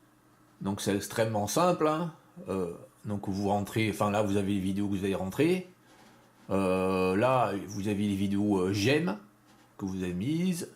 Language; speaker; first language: French; native; French